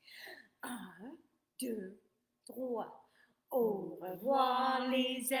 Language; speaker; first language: French; non-native, fluent; English